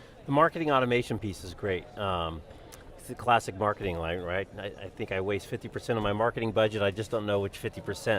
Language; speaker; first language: English; native; English